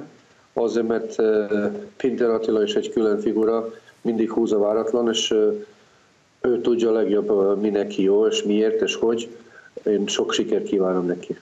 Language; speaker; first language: Hungarian; non-native, fluent; Serbian